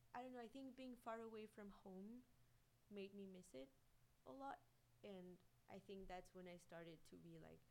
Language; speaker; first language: English; non-native, fluent; Spanish